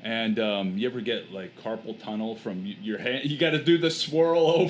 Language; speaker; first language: English; native; English